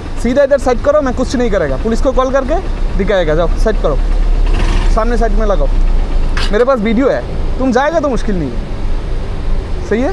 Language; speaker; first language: Hindi; non-native, learner; Bangla